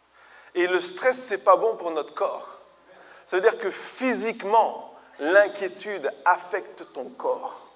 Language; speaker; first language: French; native; French